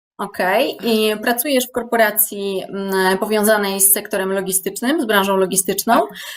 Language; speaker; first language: Polish; native; Polish